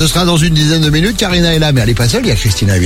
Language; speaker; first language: French; native; French